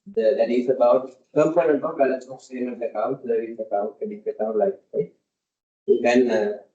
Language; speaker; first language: English; non-native, local second language; Sinhala